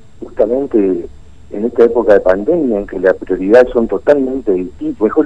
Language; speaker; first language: Spanish; native; Spanish